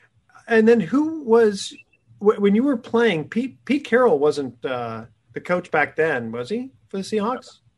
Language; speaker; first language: English; native; English